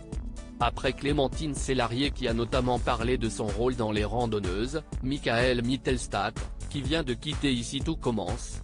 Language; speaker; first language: French; native; French